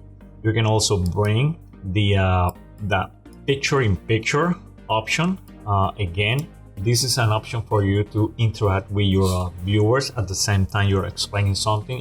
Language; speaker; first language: English; non-native, fluent; Spanish